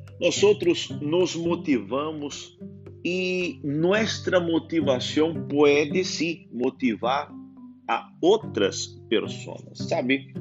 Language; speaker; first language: Portuguese; non-native, learner; Spanish